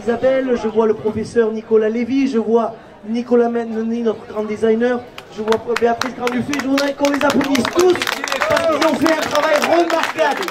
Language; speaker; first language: French; native; French